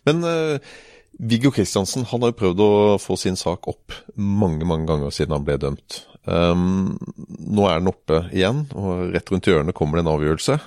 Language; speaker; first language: Norwegian; native; Norwegian